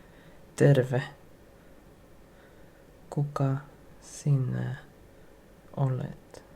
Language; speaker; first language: Finnish; non-native, learner; English